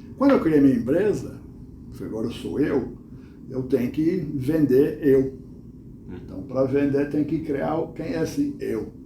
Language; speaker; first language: Portuguese; non-native, fluent; English